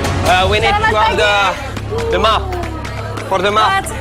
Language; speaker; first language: English; non-native, learner; French